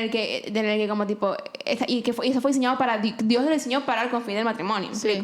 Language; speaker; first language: Spanish; native; Spanish